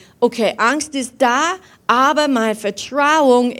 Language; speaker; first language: German; non-native, fluent; English